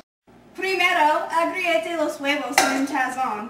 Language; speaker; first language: Spanish; non-native, learner; English